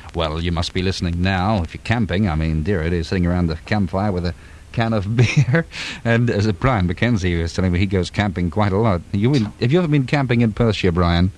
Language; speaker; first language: English; native; English